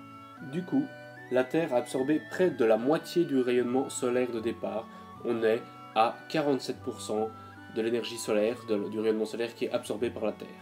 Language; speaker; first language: French; native; French